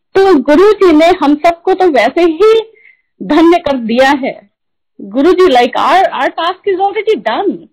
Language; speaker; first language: Hindi; native; Hindi